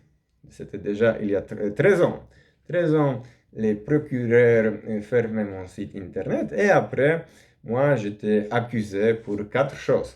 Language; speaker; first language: French; non-native, learner; Polish